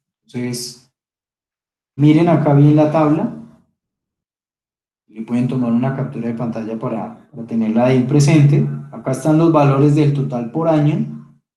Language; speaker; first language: Spanish; native; Spanish